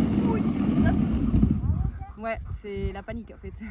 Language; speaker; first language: French; native; French